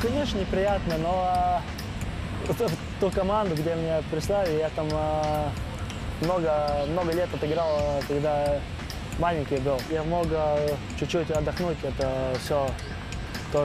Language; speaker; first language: Russian; non-native, fluent; Latvian